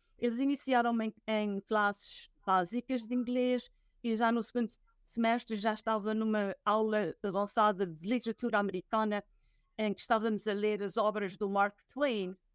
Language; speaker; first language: Portuguese; native; Portuguese